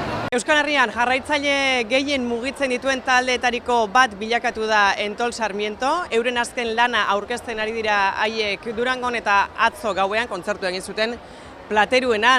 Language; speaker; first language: Basque; native; Basque